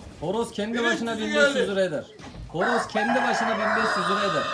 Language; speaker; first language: Turkish; native; Turkish